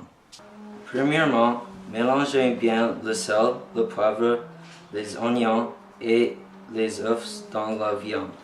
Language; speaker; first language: French; non-native, learner; English